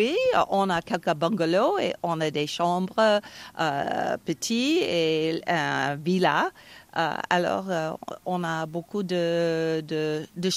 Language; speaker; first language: French; non-native, fluent; English